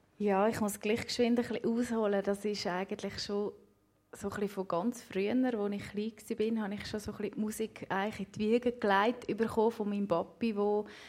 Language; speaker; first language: German; native; German